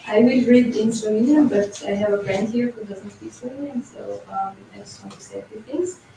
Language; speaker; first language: English; non-native, fluent; Slovenian